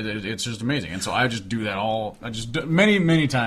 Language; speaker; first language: English; native; English